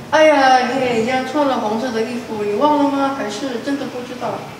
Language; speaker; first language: Chinese; non-native, learner; Indonesian